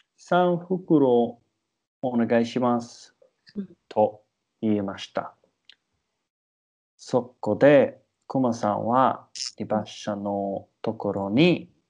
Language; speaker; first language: Japanese; non-native, learner; English